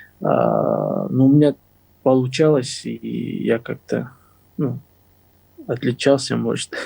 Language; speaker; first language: Russian; non-native, local second language; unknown